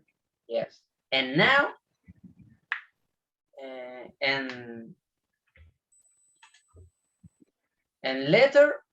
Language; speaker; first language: English; non-native, learner; Spanish